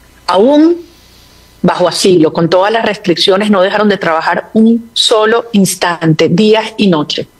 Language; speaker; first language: Spanish; native; Spanish